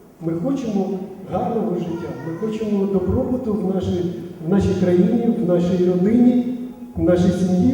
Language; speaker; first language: Ukrainian; non-native, local second language; Russian